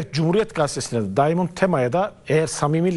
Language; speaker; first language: Turkish; native; Turkish